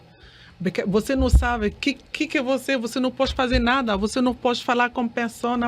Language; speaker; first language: Portuguese; non-native, learner; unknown